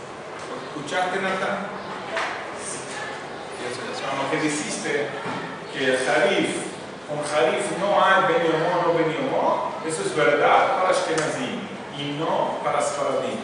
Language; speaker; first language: Spanish; non-native, fluent; Portuguese